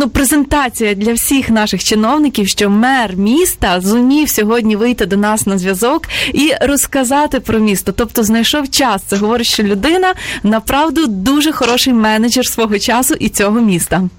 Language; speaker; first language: Ukrainian; native; Ukrainian